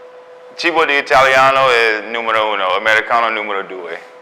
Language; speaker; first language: Italian; non-native, learner; English